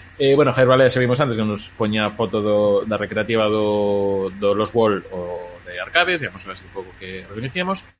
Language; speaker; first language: Galician; non-native, local second language; Spanish